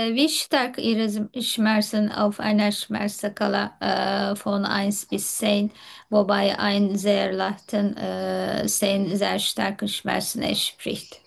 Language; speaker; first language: German; non-native, fluent; Turkish